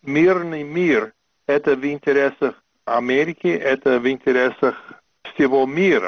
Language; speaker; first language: Russian; non-native, fluent; English